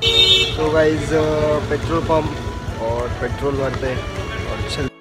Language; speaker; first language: Hindi; non-native, local second language; Marathi